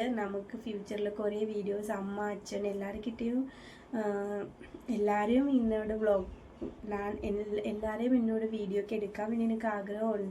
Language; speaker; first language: Malayalam; non-native, learner; Tamil